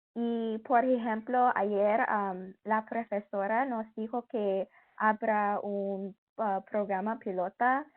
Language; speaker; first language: Spanish; non-native, learner; English